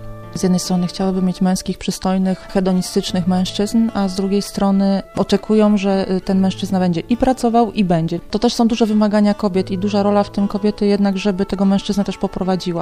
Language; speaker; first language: Polish; native; Polish